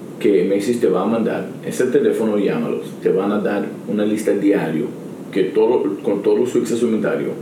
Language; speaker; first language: Spanish; non-native, learner; Hebrew